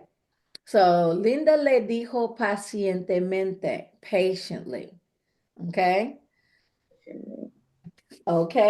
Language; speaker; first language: Spanish; non-native, fluent; English